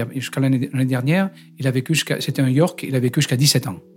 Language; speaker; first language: French; native; French